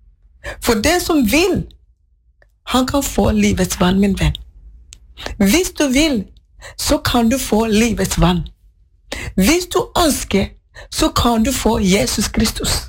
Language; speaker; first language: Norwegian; non-native, fluent; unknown